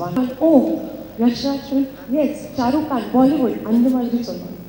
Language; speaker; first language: Tamil; non-native, fluent; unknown